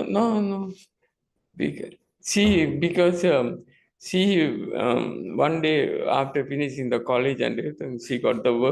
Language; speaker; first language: English; non-native, learner; Tamil